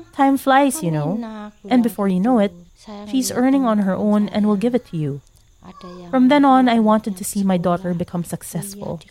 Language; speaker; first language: English; non-native, fluent; Indonesian